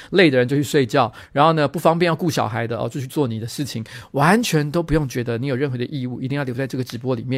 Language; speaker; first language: Chinese; native; Chinese